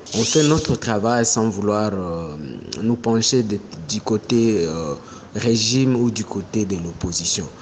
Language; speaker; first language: French; non-native, local second language; Swahili